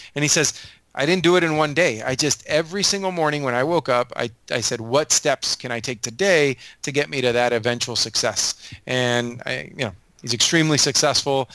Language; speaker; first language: English; native; English